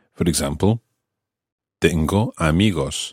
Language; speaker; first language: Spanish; non-native, fluent; English